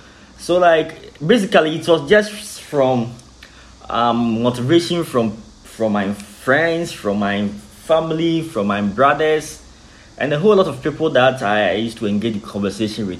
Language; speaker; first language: English; non-native, local second language; Akan